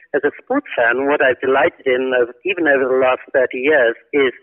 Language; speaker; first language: English; native; English